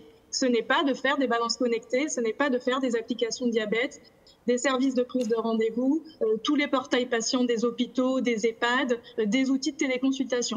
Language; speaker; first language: French; native; French